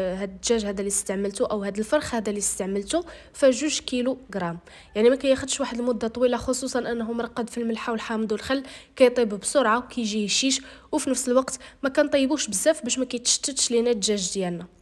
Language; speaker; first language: Arabic; native; Arabic